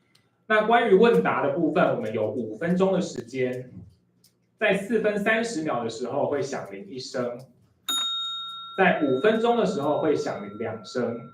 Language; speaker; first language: Chinese; native; Chinese